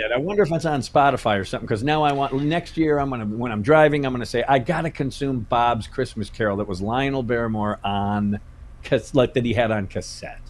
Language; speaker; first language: English; native; English